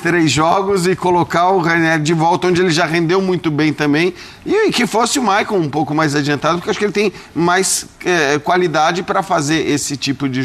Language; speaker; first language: Portuguese; native; Portuguese